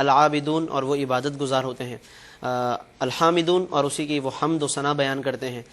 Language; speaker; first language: Urdu; native; Urdu